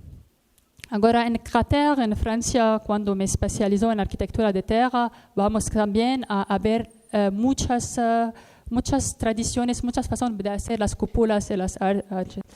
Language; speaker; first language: Spanish; non-native, learner; Arabic